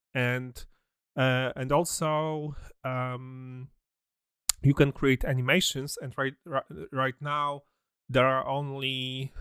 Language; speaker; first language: English; non-native, fluent; Polish